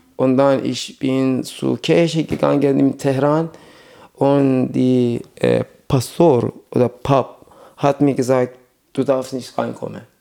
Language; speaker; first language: German; non-native, learner; Persian